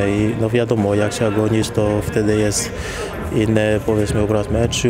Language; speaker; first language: Polish; non-native, fluent; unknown